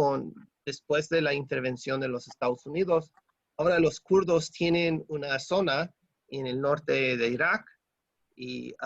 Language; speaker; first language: Spanish; non-native, fluent; English